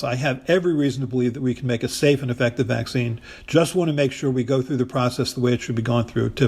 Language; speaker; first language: English; native; English